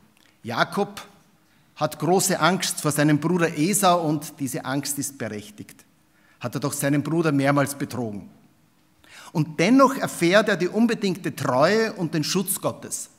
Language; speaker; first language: German; native; German